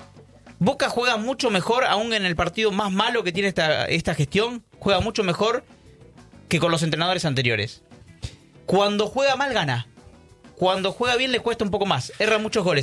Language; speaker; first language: Spanish; native; Spanish